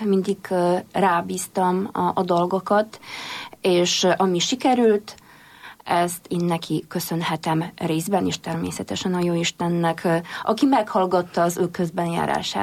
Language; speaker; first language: Hungarian; non-native, fluent; Polish